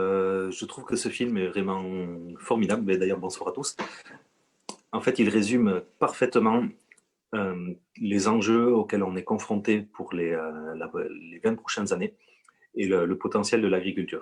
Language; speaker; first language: French; native; French